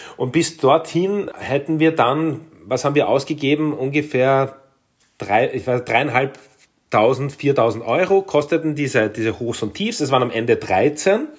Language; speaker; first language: German; native; German